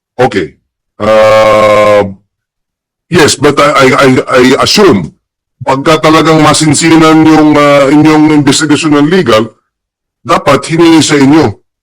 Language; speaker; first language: Filipino; native; Filipino